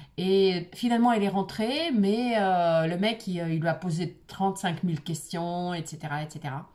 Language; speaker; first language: French; non-native, fluent; Russian